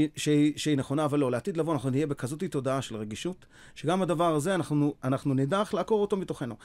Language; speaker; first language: Hebrew; native; Hebrew